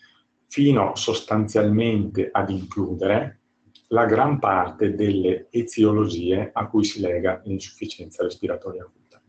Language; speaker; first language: Italian; native; Italian